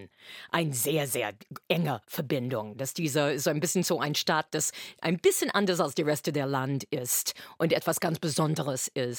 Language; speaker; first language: German; non-native, fluent; English